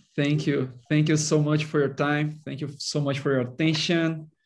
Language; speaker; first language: English; non-native, fluent; Portuguese